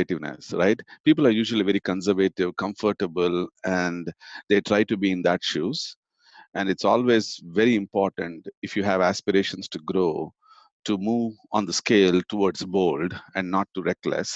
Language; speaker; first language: English; non-native, local second language; Tamil